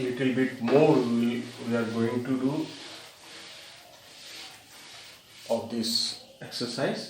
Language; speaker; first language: English; non-native, local second language; Bangla